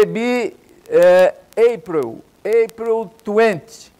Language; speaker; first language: English; non-native, learner; Portuguese